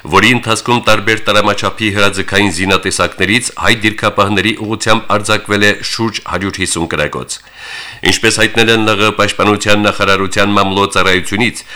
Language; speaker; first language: Armenian; native; Armenian